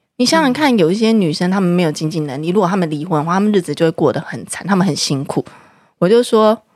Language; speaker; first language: Chinese; native; Chinese